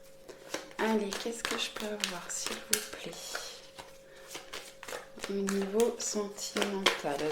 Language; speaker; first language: French; native; French